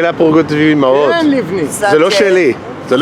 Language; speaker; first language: Hebrew; non-native, fluent; English